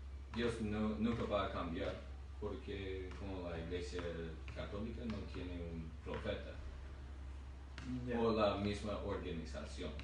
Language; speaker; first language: Spanish; non-native, learner; English